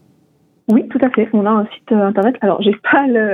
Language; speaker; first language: French; native; French